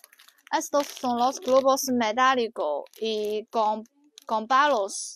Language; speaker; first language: Spanish; non-native, learner; Chinese